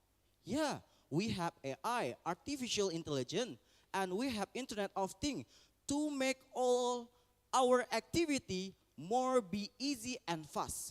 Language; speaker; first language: English; non-native, learner; Indonesian